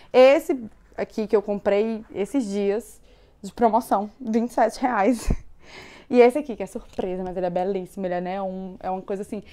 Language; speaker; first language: Portuguese; native; Portuguese